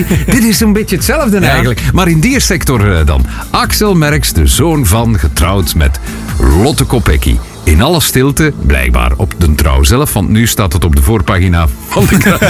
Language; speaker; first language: Dutch; native; Dutch